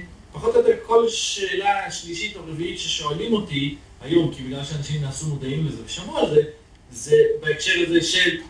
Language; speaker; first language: Hebrew; native; Hebrew